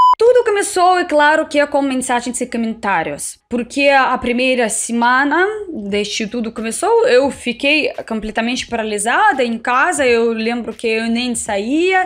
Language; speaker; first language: Portuguese; non-native, fluent; Russian